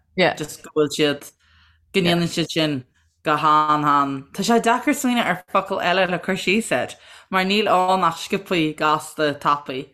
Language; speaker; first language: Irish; native; Irish